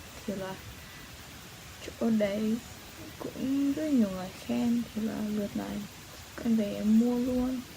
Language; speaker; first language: Vietnamese; early bilingual, heritage; Vietnamese